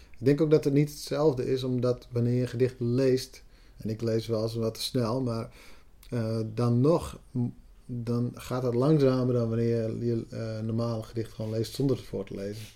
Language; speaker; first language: Dutch; non-native, local second language; Western Frisian